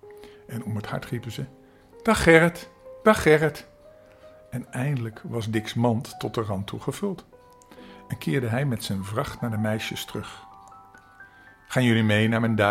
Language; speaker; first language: Dutch; native; Dutch